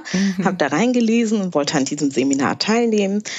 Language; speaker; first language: German; early bilingual, other home language; Kinyarwanda